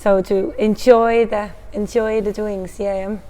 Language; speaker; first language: English; non-native, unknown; Estonian